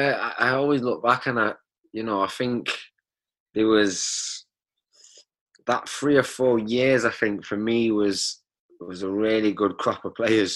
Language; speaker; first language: English; native; English